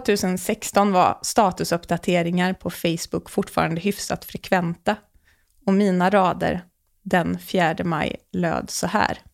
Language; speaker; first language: Swedish; native; Swedish